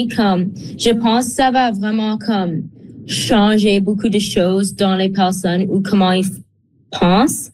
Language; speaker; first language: French; non-native, local second language; English